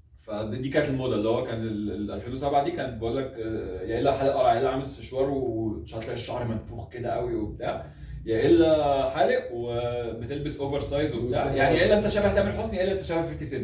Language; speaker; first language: Arabic; native; Arabic